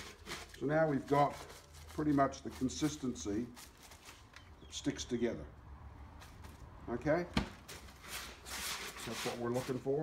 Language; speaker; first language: English; native; English